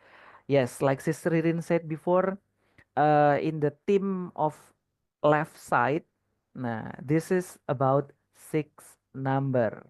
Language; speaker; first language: English; non-native, fluent; Indonesian